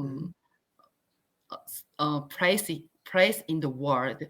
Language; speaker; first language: English; non-native, learner; Korean